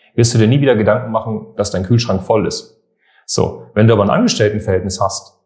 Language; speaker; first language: German; native; German